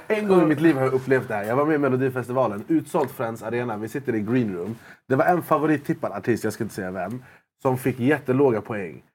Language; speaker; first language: Swedish; native; Swedish